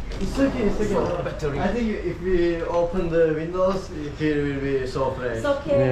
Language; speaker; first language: English; non-native, learner; Turkish